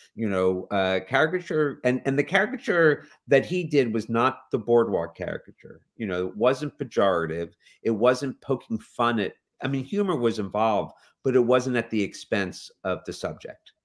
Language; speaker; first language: English; native; English